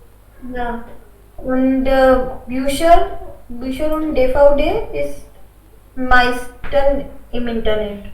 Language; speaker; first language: German; non-native, learner; Hindi